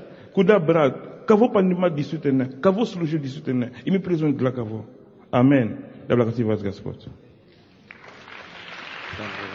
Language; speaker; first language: Russian; non-native, local second language; Ukrainian